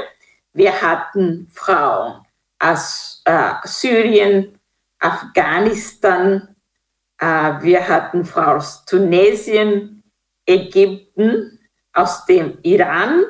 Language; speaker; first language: German; non-native, fluent; Kinyarwanda